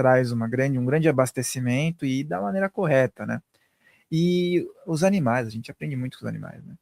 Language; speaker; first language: Portuguese; native; Portuguese